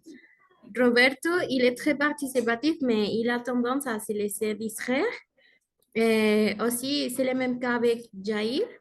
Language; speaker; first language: French; non-native, learner; Spanish